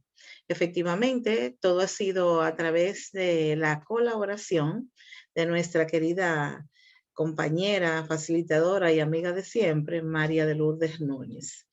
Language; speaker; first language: Spanish; native; Spanish